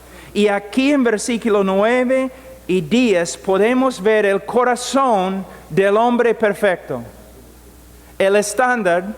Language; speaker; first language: Spanish; non-native, fluent; English